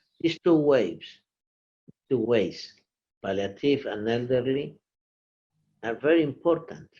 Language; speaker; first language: English; non-native, learner; Portuguese